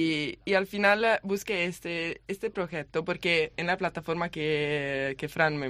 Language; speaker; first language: Spanish; non-native, learner; Italian